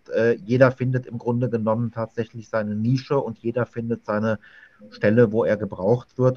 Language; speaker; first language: German; native; German